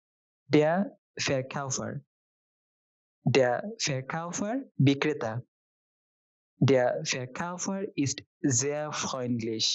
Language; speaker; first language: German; non-native, fluent; Bangla